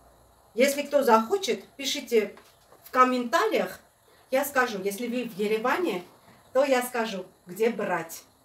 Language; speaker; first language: Russian; non-native, fluent; Armenian